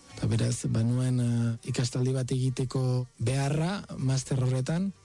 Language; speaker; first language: Basque; non-native, fluent; Spanish